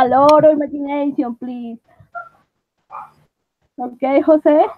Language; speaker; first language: English; non-native, learner; Spanish